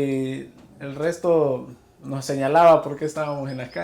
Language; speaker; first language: Spanish; native; Spanish